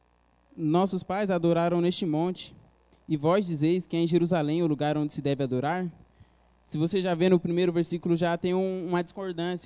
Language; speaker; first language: Portuguese; native; Portuguese